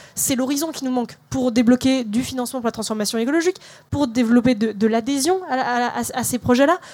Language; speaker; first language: French; native; French